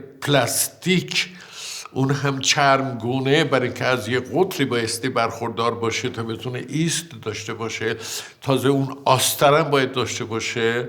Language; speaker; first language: Persian; native; Persian